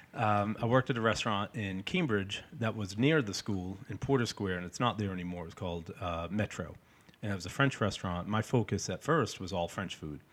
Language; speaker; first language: English; native; English